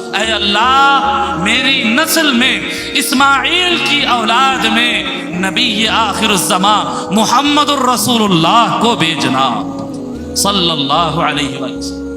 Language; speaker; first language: Urdu; native; Urdu